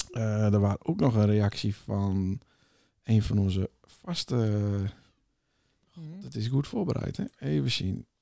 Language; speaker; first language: Dutch; native; Dutch